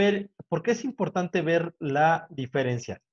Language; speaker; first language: Spanish; native; Spanish